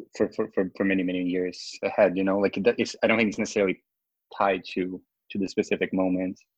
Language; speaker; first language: English; non-native, fluent; Portuguese